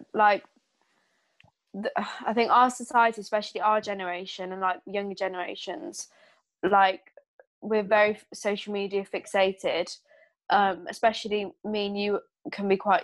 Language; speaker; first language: English; native; English